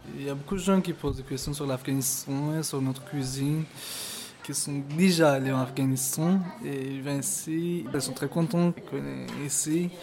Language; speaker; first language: French; non-native, fluent; Persian